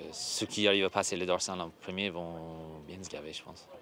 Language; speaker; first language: French; non-native, fluent; English